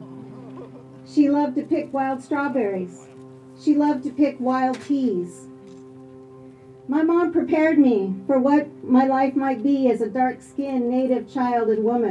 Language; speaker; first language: English; native; English